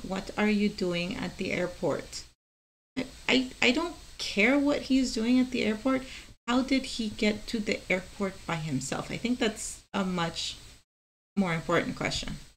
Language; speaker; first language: English; non-native, fluent; Spanish